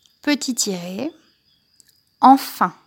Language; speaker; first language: French; native; French